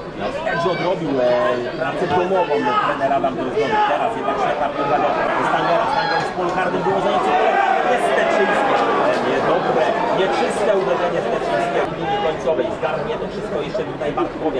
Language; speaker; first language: Polish; native; Polish